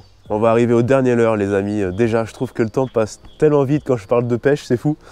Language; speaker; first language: French; native; French